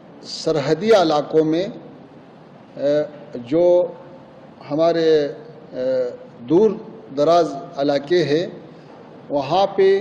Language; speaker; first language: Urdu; non-native, fluent; Pashto